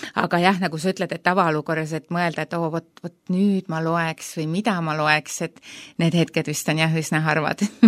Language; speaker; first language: Estonian; native; Estonian